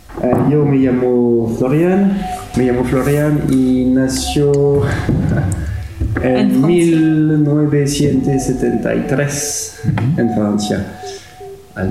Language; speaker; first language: Spanish; non-native, learner; French